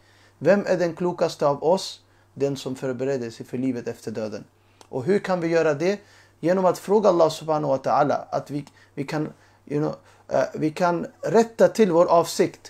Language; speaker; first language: Swedish; early bilingual, other home language; Urdu